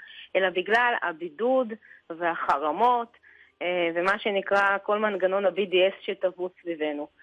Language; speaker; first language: Hebrew; native; Hebrew